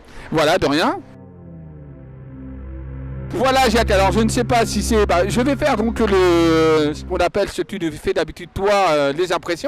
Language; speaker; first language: French; native; French